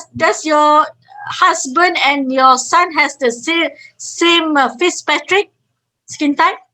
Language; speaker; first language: English; non-native, fluent; Malay